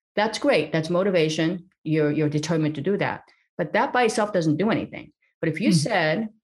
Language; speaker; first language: English; early bilingual, other home language; Korean